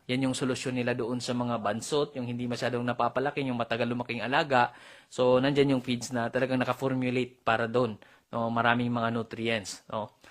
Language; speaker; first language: Filipino; non-native, local second language; Cebuano